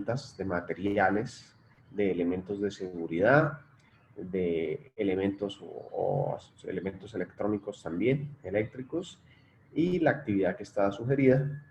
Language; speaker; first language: Spanish; native; Spanish